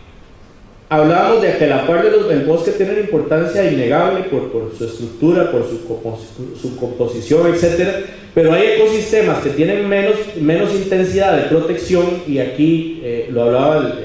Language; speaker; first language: Spanish; native; Spanish